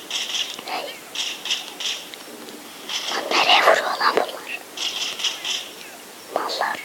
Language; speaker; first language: Turkish; native; Turkish